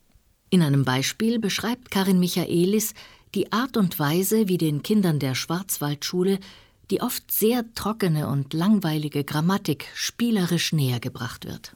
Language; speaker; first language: German; native; German